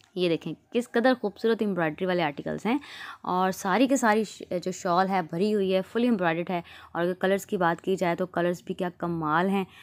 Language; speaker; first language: Hindi; native; Hindi